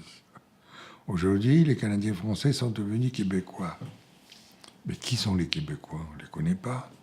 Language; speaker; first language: French; non-native, fluent; Bulgarian